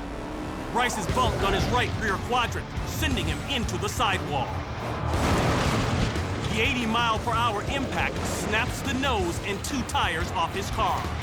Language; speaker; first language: English; native; English